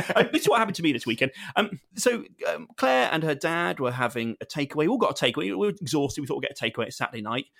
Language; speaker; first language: English; native; English